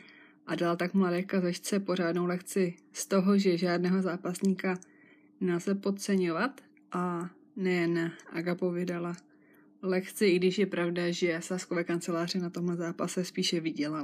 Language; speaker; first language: Czech; native; Czech